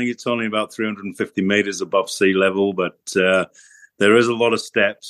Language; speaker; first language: English; native; English